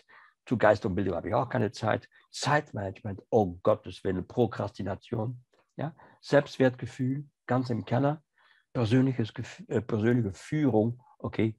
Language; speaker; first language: German; non-native, fluent; French